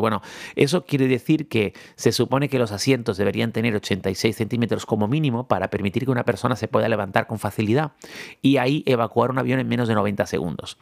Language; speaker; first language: Spanish; native; Spanish